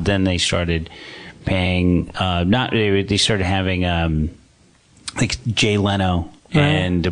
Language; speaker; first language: English; native; English